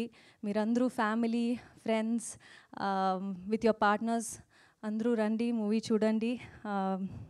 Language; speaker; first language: Telugu; non-native, fluent; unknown